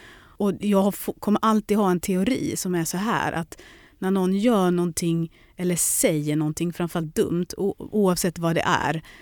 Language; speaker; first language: Swedish; early bilingual, other home language; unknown